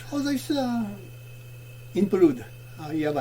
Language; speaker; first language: English; non-native, learner; Japanese